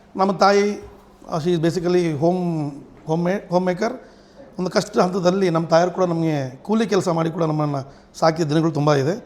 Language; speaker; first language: Kannada; non-native, local second language; Telugu